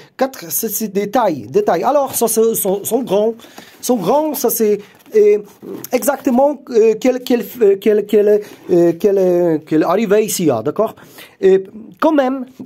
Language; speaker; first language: French; non-native, learner; Polish